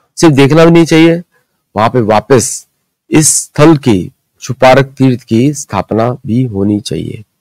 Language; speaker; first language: Hindi; early bilingual, other home language; Marathi